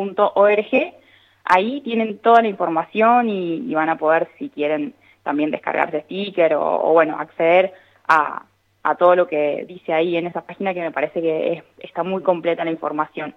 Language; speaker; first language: Spanish; native; Spanish